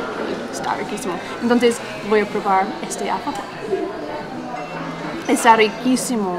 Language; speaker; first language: Spanish; non-native, fluent; English